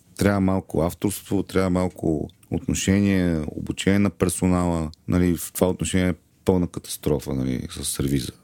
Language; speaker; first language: Bulgarian; native; Bulgarian